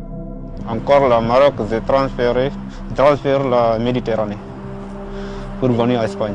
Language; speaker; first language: French; non-native, learner; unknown